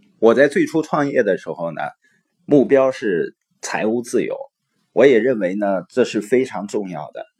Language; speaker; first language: Chinese; native; Chinese